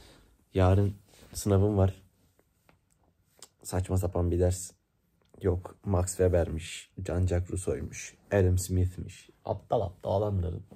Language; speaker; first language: Turkish; native; Turkish